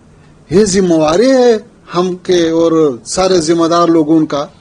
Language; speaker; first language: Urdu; non-native, fluent; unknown